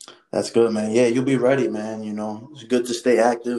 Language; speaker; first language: English; early bilingual, other home language; Spanish